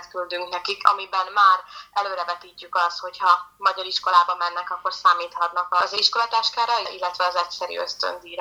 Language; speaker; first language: Hungarian; native; Hungarian